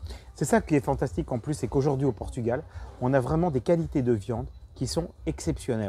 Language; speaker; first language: French; native; French